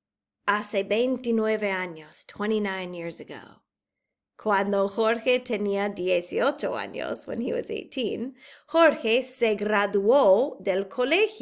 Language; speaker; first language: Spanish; non-native, fluent; English